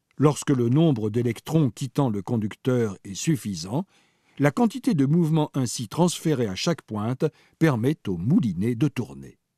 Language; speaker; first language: French; native; French